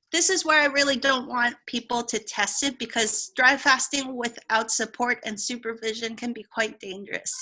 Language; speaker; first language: English; non-native, local second language; Cantonese